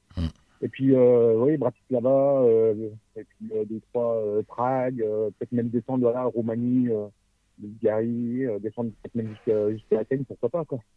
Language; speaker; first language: French; native; French